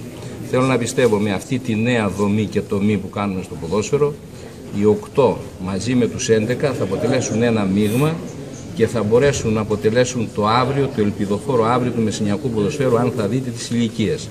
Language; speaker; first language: Greek; native; Greek